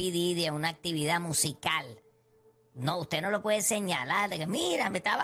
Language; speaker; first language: Spanish; native; Spanish